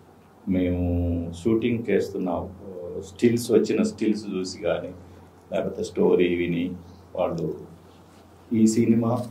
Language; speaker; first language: Telugu; native; Telugu